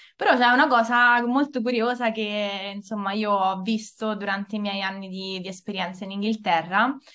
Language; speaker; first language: Italian; native; Italian